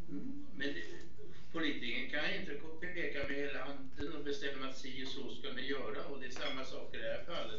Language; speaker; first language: Swedish; native; Swedish